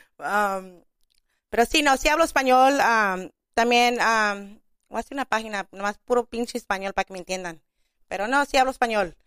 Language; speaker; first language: Spanish; early bilingual, other home language; English